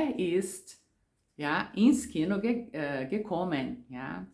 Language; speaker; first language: German; non-native, fluent; Portuguese